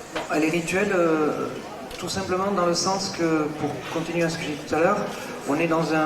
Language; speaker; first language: French; native; French